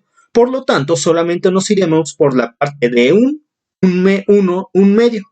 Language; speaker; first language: Spanish; native; Spanish